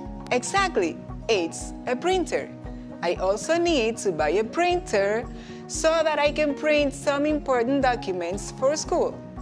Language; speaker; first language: English; non-native, fluent; Spanish